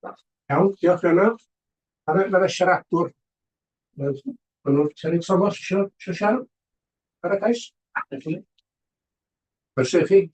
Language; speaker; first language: Welsh; native; Welsh